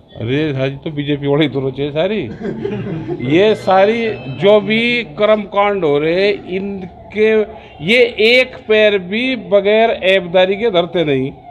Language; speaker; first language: Hindi; native; Hindi